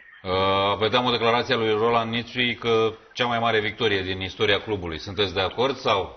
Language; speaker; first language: Romanian; native; Romanian